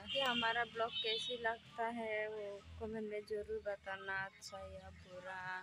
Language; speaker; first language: Hindi; non-native, local second language; Bangla